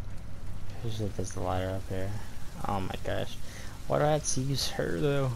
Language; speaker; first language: English; native; English